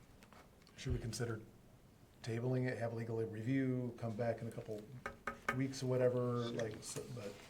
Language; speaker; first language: English; native; English